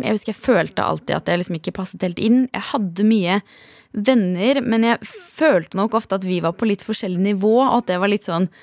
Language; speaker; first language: Norwegian; native; Norwegian